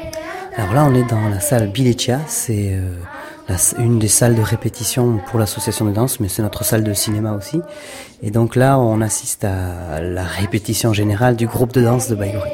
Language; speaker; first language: French; native; French